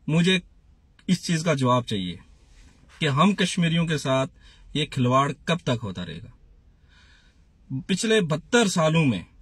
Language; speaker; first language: Urdu; non-native, local second language; Punjabi